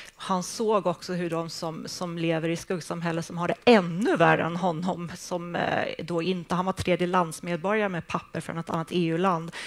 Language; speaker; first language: Swedish; native; Swedish